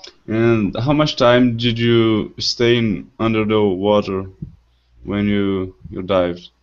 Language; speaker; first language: English; non-native, learner; Portuguese